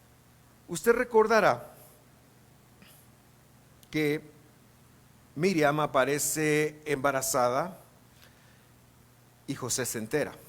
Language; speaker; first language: Spanish; native; Spanish